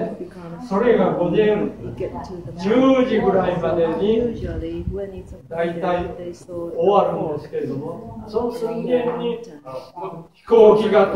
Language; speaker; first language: Japanese; native; Japanese